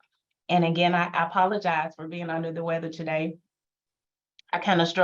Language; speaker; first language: English; native; English